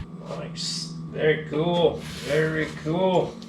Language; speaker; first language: English; native; English